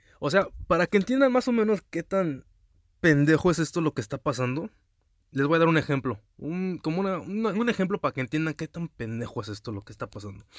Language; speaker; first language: Spanish; early bilingual, heritage; Spanish